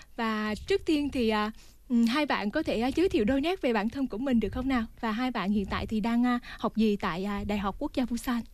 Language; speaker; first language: Vietnamese; native; Vietnamese